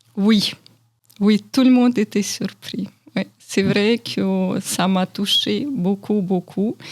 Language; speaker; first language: French; non-native, fluent; Ukrainian